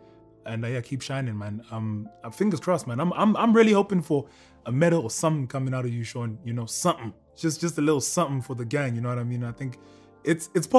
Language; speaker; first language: English; native; English